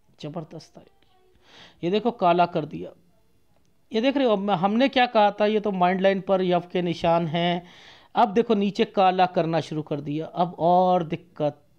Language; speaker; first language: Hindi; native; Hindi